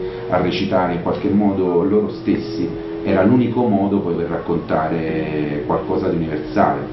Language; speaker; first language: Italian; native; Italian